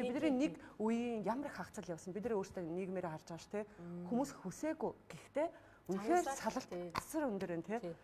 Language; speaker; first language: Mongolian; native; Mongolian